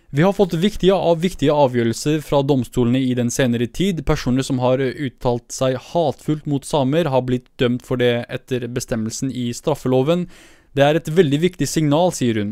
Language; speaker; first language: Norwegian; early bilingual, other home language; Kurdish